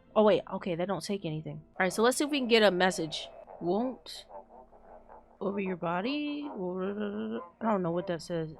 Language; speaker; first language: English; native; English